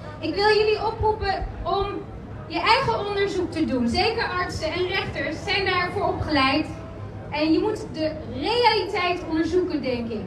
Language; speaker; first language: Dutch; early bilingual, other home language; Spanish